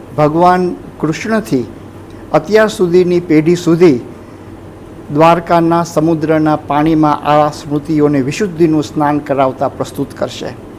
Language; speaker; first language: Gujarati; native; Gujarati